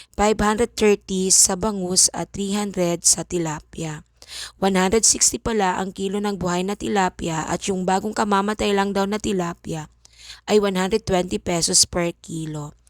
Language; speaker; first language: Filipino; non-native, local second language; Bikol